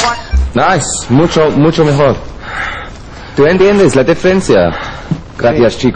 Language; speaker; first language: Spanish; non-native, learner; English